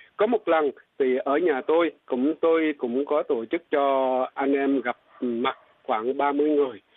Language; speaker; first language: Vietnamese; non-native, local second language; Eastern Cham